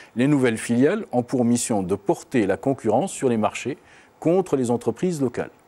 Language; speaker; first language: French; non-native, local second language; Arabic